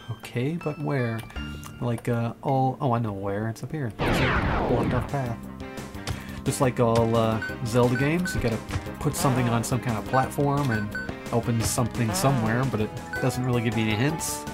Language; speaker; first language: English; native; English